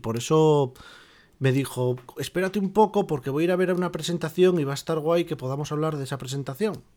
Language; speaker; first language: Spanish; native; Spanish